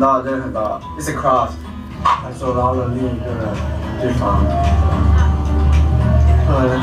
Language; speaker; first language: Chinese; non-native, fluent; Thai